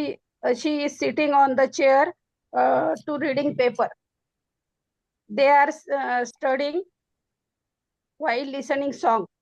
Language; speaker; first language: English; non-native, learner; Marathi